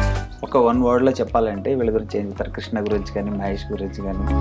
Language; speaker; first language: Telugu; native; Telugu